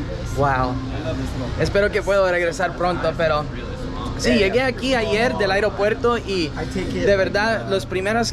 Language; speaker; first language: Spanish; non-native, fluent; English